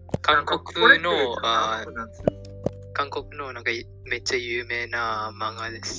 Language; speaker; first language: Japanese; non-native, learner; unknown